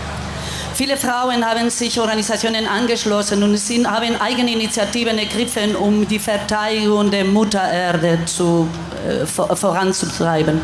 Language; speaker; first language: German; non-native, fluent; Spanish